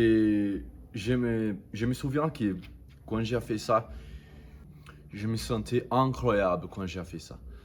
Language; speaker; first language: French; non-native, learner; Portuguese